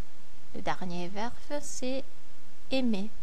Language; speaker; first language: French; non-native, fluent; Japanese